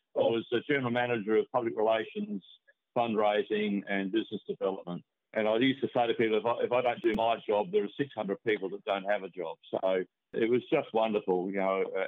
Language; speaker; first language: English; native; English